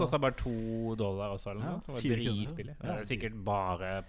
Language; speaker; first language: Norwegian; native; Norwegian